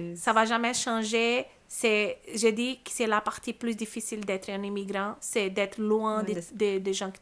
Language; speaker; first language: French; non-native, learner; Portuguese